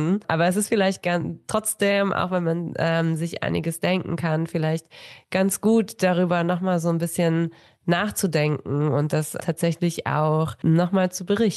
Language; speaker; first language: German; native; German